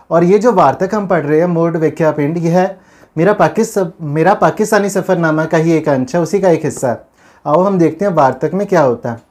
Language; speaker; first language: Hindi; non-native, local second language; Punjabi